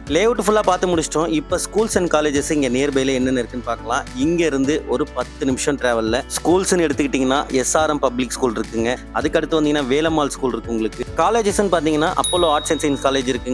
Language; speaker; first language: Tamil; native; Tamil